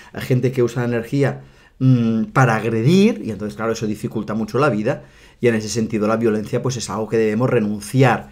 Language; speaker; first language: Spanish; non-native, local second language; Catalan